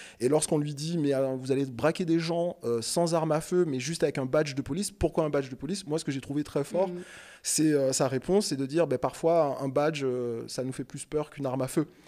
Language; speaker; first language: French; native; French